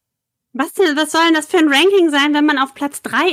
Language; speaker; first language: German; native; German